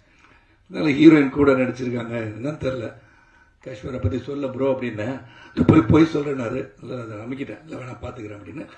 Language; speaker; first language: Tamil; native; Tamil